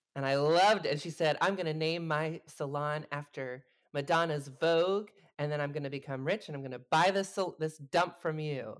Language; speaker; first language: English; native; English